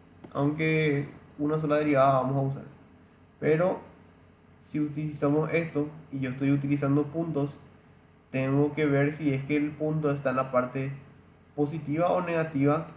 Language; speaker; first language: Spanish; native; Spanish